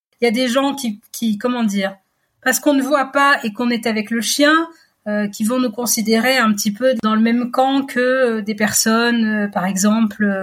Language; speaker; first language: French; native; French